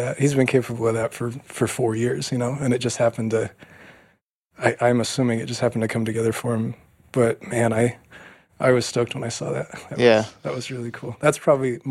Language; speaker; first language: English; native; English